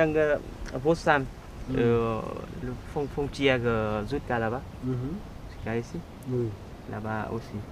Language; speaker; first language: French; non-native, learner; Vietnamese